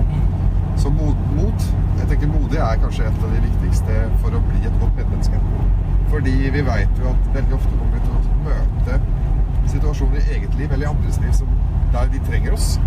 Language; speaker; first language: Norwegian; early bilingual, other home language; Arabic